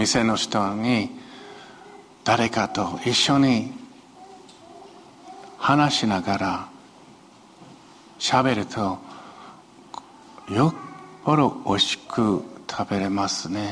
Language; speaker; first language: Japanese; non-native, fluent; Chinese